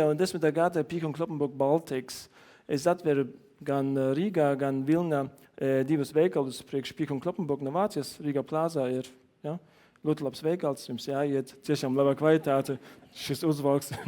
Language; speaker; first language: Latvian; non-native, learner; German